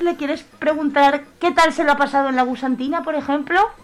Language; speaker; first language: Spanish; native; Spanish